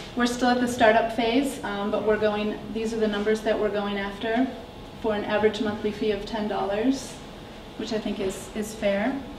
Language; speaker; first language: English; native; English